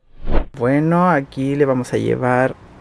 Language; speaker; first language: Spanish; native; Spanish